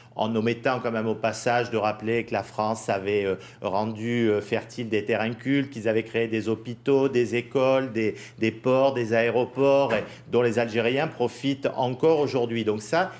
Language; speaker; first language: French; native; French